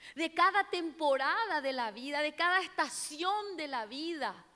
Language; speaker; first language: Spanish; non-native, local second language; Portuguese